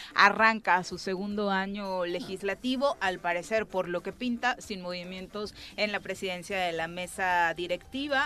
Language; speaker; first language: Spanish; native; Spanish